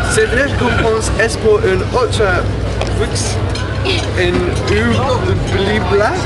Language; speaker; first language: French; non-native, learner; English